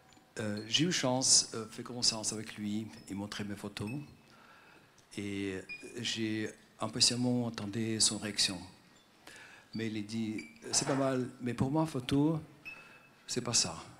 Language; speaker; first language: French; non-native, fluent; Russian